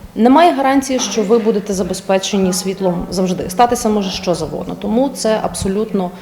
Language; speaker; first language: Ukrainian; native; Ukrainian